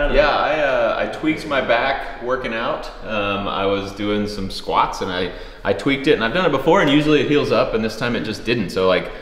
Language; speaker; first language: English; native; English